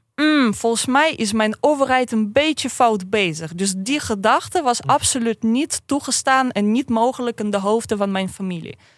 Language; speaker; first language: Dutch; non-native, fluent; Russian